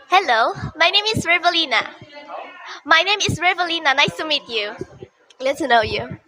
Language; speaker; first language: English; non-native, learner; Indonesian